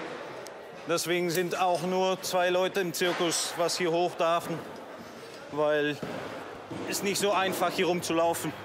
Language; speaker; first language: German; non-native, learner; Italian